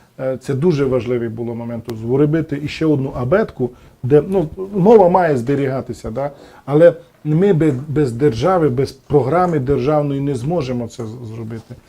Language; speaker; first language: Ukrainian; non-native, local second language; Romany